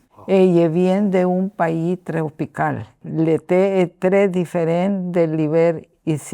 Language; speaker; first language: French; non-native, learner; Spanish